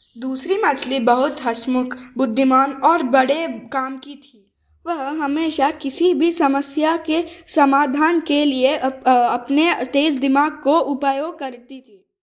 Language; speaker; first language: Hindi; non-native, local second language; Telugu